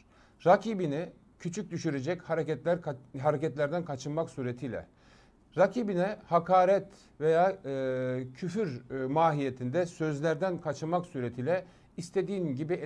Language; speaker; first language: Turkish; native; Turkish